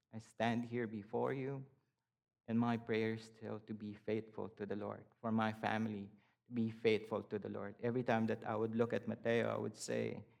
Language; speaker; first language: English; non-native, local second language; Filipino